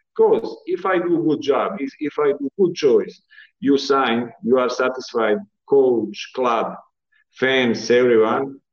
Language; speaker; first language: English; non-native, fluent; Bosnian